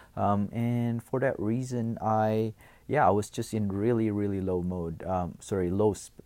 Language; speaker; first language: English; non-native, fluent; Indonesian